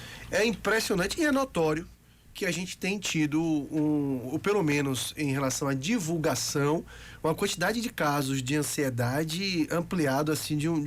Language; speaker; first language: Portuguese; native; Portuguese